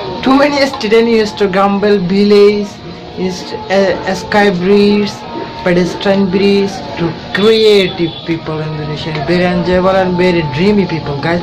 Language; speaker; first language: English; non-native, learner; Bangla